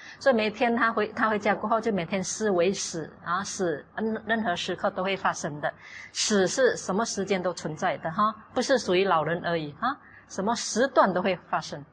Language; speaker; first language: Chinese; native; Chinese